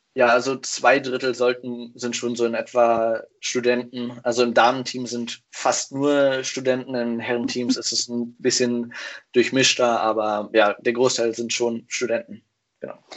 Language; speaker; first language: German; native; German